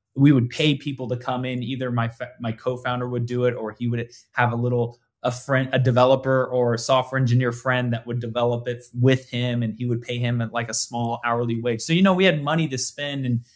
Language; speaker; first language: English; native; English